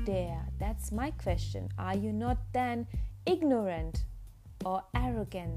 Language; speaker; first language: English; non-native, fluent; German